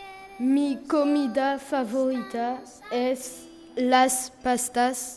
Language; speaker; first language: Spanish; non-native, learner; French